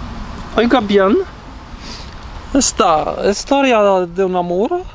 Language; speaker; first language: Spanish; non-native, learner; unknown